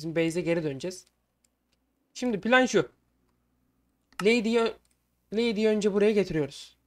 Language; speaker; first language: Turkish; native; Turkish